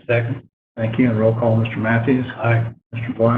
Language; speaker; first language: English; native; English